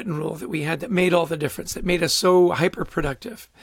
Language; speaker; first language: English; native; English